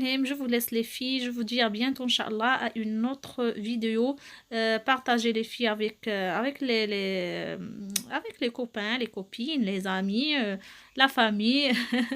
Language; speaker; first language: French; non-native, local second language; Arabic